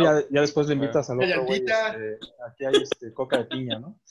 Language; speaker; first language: Spanish; native; Spanish